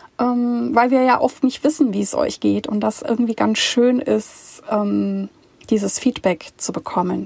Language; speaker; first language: German; native; German